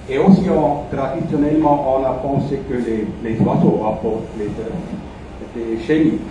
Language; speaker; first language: French; non-native, fluent; German